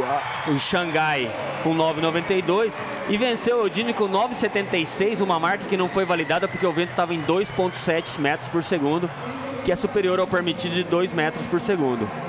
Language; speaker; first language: Portuguese; native; Portuguese